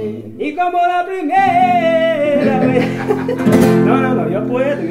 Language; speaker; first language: Spanish; non-native, learner; Russian